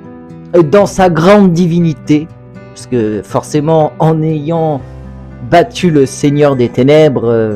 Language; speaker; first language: French; native; French